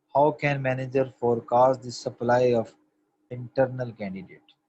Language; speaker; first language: English; non-native, local second language; Urdu